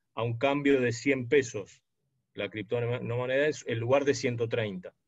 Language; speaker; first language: Spanish; native; Spanish